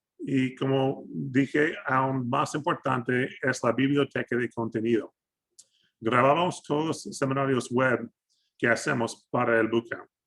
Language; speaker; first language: Spanish; non-native, fluent; English